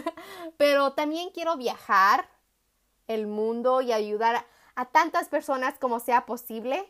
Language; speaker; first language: Spanish; early bilingual, heritage; Spanish